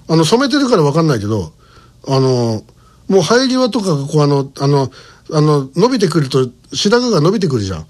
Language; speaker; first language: Japanese; native; Japanese